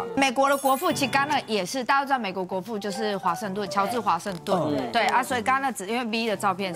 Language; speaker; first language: Chinese; native; Chinese